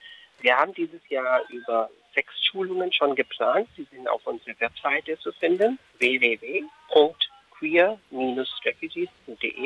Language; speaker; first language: German; non-native, fluent; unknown